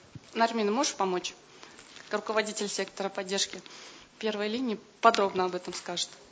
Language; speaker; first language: Russian; native; Russian